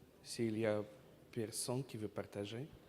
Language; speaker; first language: French; non-native, fluent; Russian